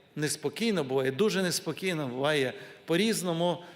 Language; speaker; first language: Ukrainian; native; Ukrainian